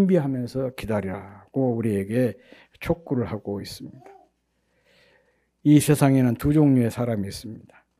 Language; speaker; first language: Korean; native; Korean